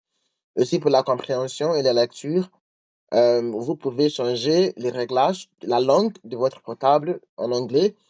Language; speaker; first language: French; non-native, learner; English